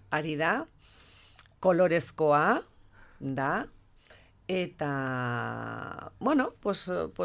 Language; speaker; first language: Basque; non-native, local second language; Spanish